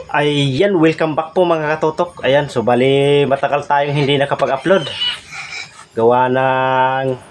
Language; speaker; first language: Filipino; non-native, local second language; Cebuano